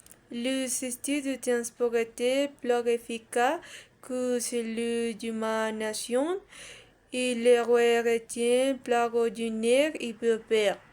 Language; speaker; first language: French; non-native, learner; Spanish